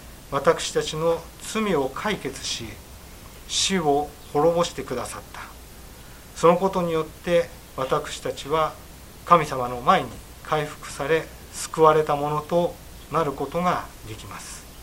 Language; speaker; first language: Japanese; native; Japanese